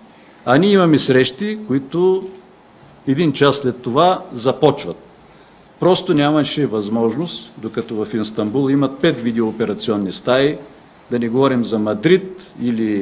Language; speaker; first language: Bulgarian; native; Bulgarian